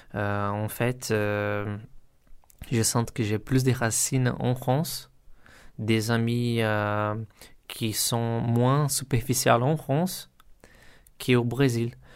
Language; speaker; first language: French; non-native, learner; Portuguese